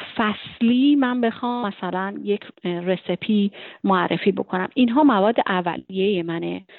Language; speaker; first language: Persian; native; Persian